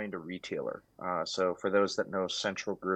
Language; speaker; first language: English; native; English